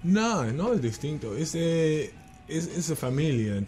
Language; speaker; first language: Spanish; non-native, learner; English